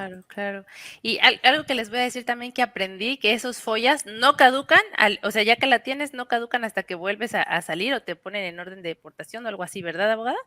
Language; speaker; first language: Spanish; native; Spanish